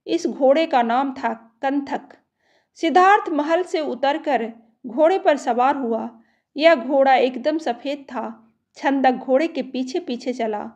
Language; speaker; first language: Hindi; native; Hindi